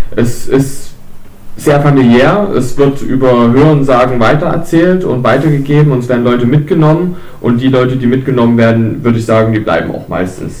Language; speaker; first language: German; native; German